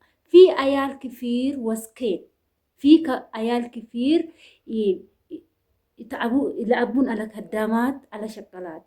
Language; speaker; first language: Arabic; non-native, learner; Oromo